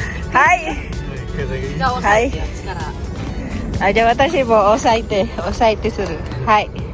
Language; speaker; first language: Japanese; non-native, fluent; Filipino